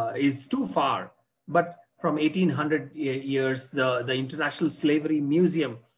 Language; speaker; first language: English; non-native, local second language; Hindi